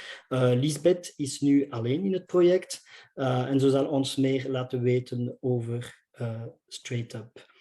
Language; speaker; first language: Dutch; non-native, local second language; French